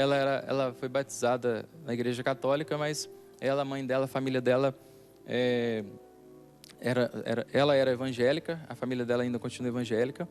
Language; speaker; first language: Portuguese; native; Portuguese